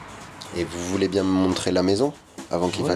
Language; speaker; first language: French; native; French